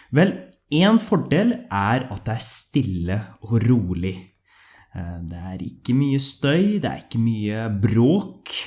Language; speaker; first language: Norwegian; native; Norwegian